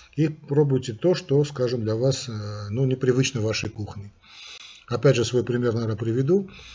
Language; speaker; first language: Russian; non-native, local second language; Armenian